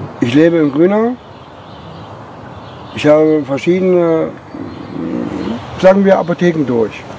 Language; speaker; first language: German; native; German